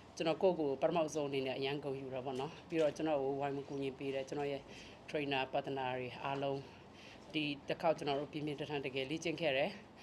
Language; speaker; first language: Burmese; native; Burmese